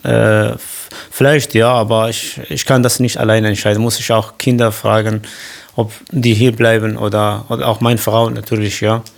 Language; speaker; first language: German; non-native, learner; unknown